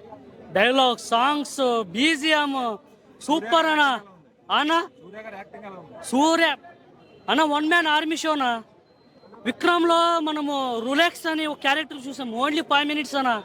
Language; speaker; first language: Telugu; native; Telugu